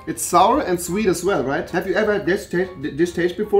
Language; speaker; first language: English; non-native, fluent; German